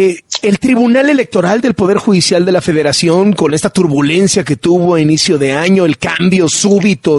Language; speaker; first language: Spanish; native; Spanish